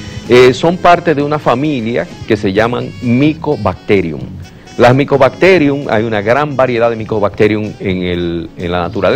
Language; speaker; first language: Spanish; native; Spanish